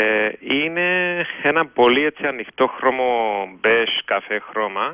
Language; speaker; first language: Greek; native; Greek